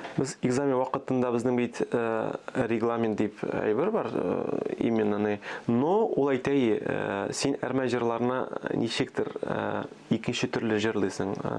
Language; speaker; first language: Tatar; early bilingual, other home language; Armenian